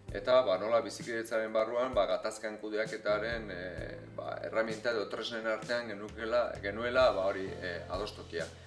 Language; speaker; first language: Basque; native; Basque